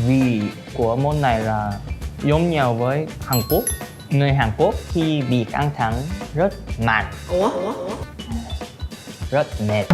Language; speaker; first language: Vietnamese; non-native, learner; Korean